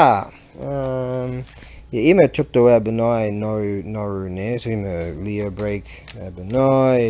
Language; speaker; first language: Japanese; non-native, learner; English